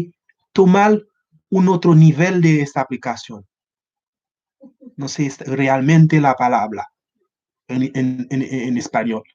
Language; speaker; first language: Spanish; non-native, learner; Haitian Creole